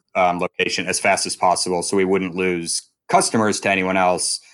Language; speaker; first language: English; native; English